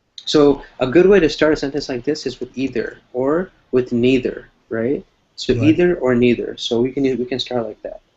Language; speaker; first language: English; non-native, fluent; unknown